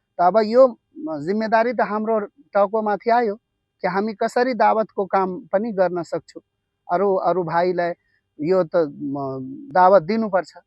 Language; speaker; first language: Nepali; non-native, local second language; Urdu